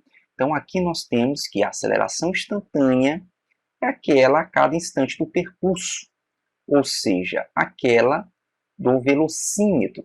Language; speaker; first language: Portuguese; native; Portuguese